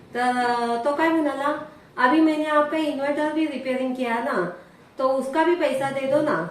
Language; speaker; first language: Hindi; non-native, local second language; Marathi